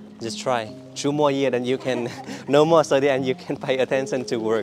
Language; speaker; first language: English; non-native, learner; Vietnamese